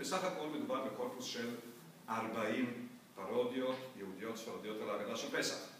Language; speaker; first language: Hebrew; non-native, fluent; Bosnian